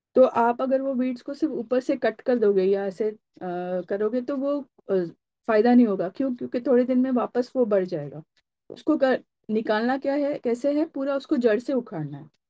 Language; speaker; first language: Hindi; non-native, local second language; Marathi